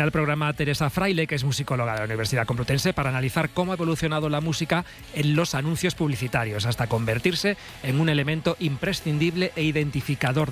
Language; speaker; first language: Spanish; native; Spanish